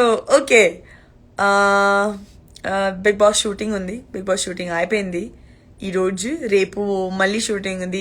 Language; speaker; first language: Telugu; non-native, learner; Gujarati